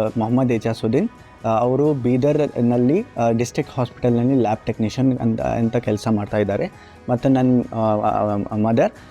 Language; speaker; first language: Kannada; non-native, local second language; Urdu